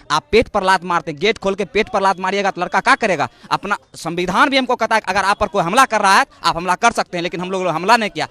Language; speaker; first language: Hindi; native; Hindi